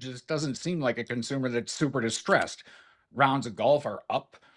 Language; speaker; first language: English; native; English